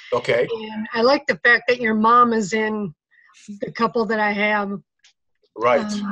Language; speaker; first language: English; native; English